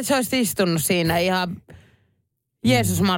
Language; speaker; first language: Finnish; native; Finnish